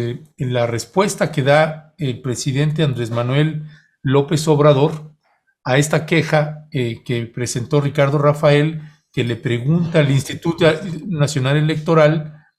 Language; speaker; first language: Spanish; native; Spanish